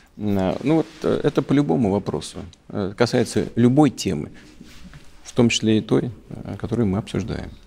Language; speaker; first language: Russian; native; Russian